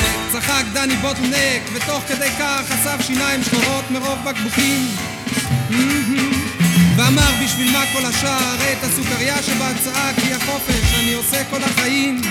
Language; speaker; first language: Hebrew; native; Hebrew